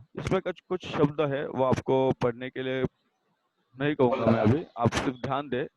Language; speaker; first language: Hindi; non-native, local second language; Marathi